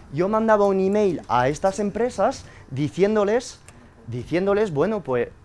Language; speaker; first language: Spanish; early bilingual, heritage; French